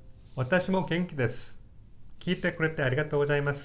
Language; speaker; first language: Japanese; non-native, fluent; Korean